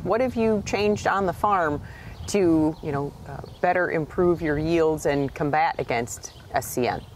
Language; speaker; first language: English; native; English